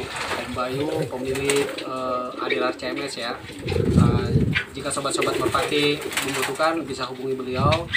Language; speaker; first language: Indonesian; native; Indonesian